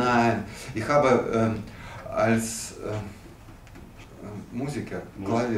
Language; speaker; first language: German; non-native, learner; Russian